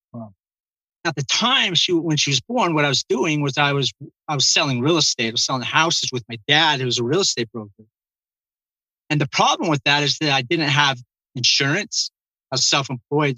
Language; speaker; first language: English; native; English